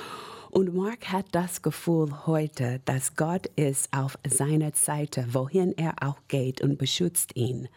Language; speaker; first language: German; non-native, fluent; English